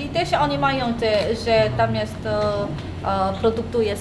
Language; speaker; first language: Polish; non-native, learner; Korean